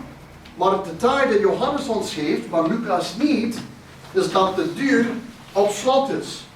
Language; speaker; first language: Dutch; non-native, fluent; English